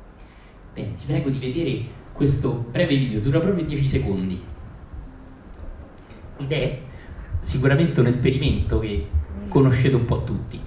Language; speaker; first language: Italian; native; Italian